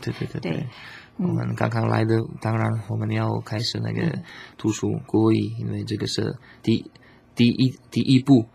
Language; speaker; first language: Chinese; non-native, learner; Slovak